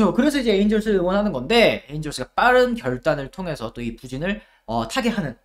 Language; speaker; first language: Korean; native; Korean